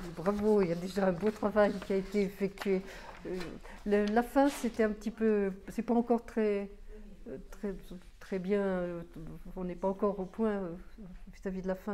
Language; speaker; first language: French; native; French